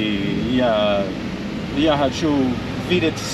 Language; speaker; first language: Russian; non-native, learner; English